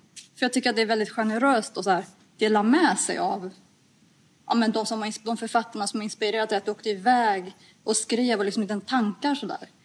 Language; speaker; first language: Swedish; early bilingual, other home language; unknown